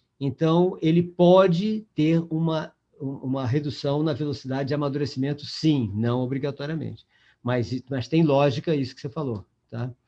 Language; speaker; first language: Portuguese; native; Portuguese